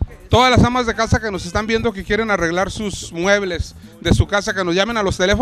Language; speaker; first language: Spanish; native; Spanish